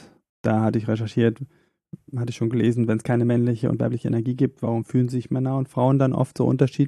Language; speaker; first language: German; native; German